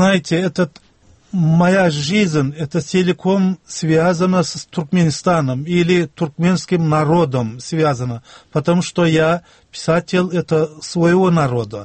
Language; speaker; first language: Russian; non-native, local second language; Turkmen